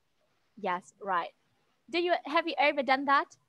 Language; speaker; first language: English; non-native, fluent; Vietnamese